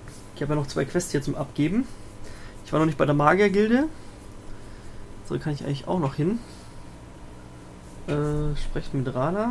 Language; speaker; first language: German; native; German